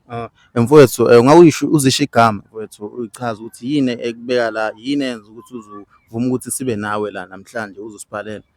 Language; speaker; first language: Zulu; native; Zulu